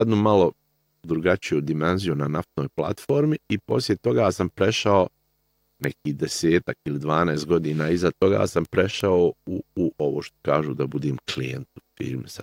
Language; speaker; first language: Bosnian; native; Bosnian